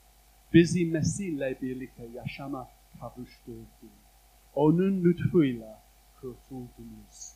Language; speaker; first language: Turkish; non-native, fluent; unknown